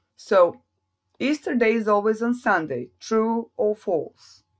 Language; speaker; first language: English; non-native, fluent; Serbian